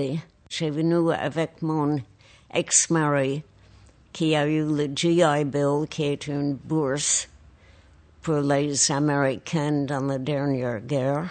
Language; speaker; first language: French; non-native, fluent; English